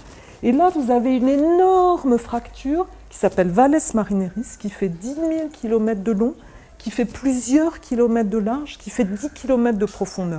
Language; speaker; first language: French; native; French